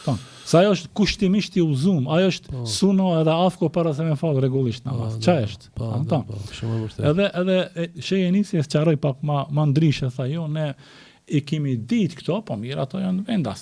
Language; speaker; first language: Albanian; native; Albanian